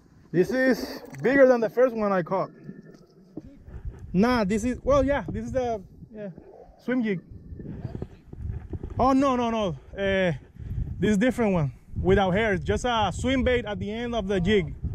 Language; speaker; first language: English; non-native, local second language; Spanish